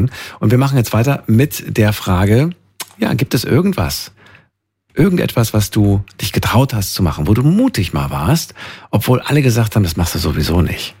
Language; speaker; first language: German; native; German